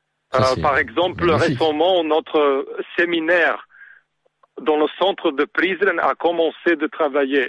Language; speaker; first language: French; non-native, learner; Serbian